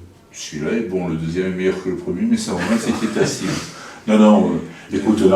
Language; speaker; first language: French; native; French